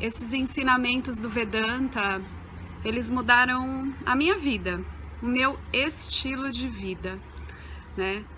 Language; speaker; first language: Portuguese; native; Portuguese